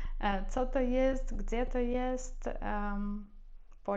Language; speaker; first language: Polish; non-native, learner; Russian